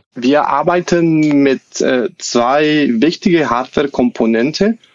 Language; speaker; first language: German; non-native, fluent; Spanish